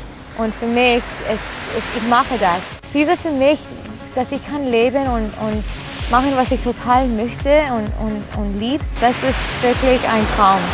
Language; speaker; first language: German; non-native, learner; Spanish